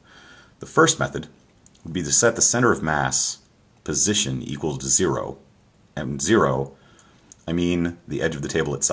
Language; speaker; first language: English; native; English